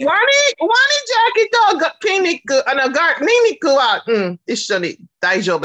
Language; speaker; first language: Japanese; non-native, learner; Chinese